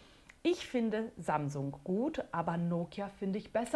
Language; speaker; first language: German; non-native, fluent; Portuguese